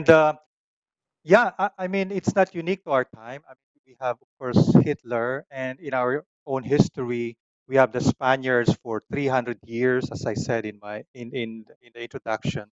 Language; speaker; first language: English; non-native, local second language; Filipino